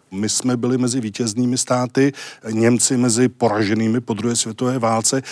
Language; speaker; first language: Czech; native; Czech